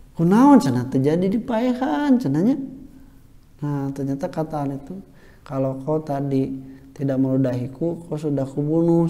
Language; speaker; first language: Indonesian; non-native, local second language; Sundanese